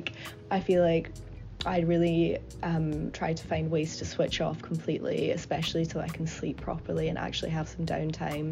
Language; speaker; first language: English; native; English